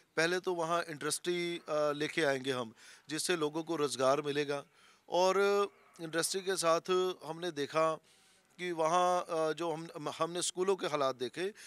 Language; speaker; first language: Hindi; non-native, local second language; Punjabi